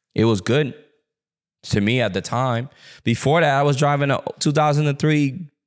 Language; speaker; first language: English; early bilingual, other home language; Spanish